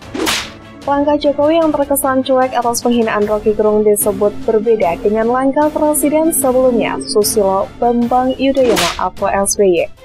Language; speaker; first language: Indonesian; native; Indonesian